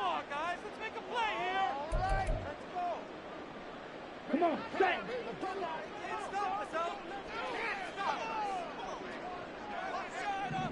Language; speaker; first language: English; native; English